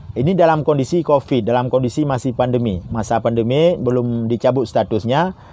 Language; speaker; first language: Indonesian; non-native, local second language; Achinese